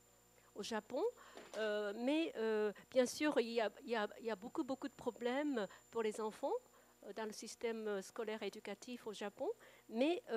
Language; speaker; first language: French; non-native, fluent; Japanese